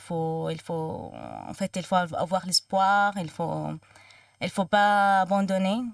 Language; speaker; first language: French; non-native, fluent; Arabic